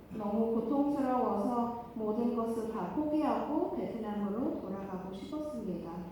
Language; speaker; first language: Korean; non-native, fluent; Vietnamese